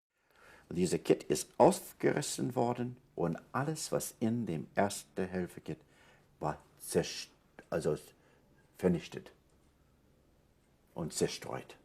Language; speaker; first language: German; non-native, fluent; English